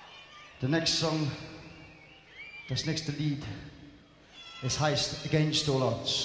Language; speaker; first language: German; non-native, learner; English